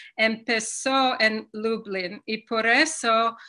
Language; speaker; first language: Spanish; non-native, fluent; English